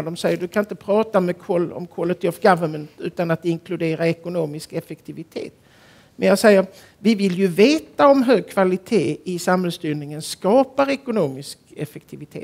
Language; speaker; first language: Swedish; native; Swedish